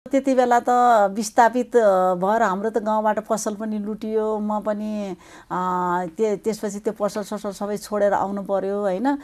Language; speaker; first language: Nepali; native; Nepali